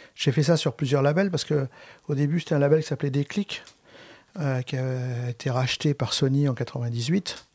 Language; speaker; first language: French; native; French